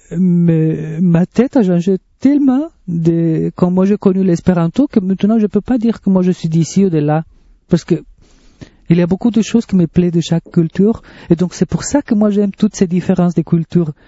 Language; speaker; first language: French; non-native, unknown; Spanish